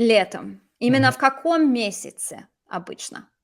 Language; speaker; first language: Russian; non-native, fluent; English